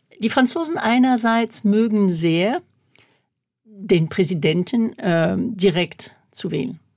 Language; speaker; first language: German; non-native, fluent; French